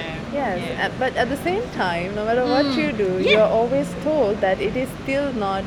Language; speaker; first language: English; non-native, local second language; Sinhala